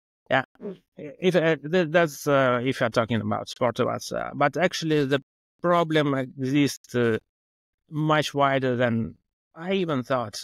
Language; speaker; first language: English; non-native, fluent; Russian